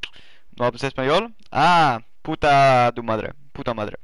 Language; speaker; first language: Spanish; non-native, learner; Swedish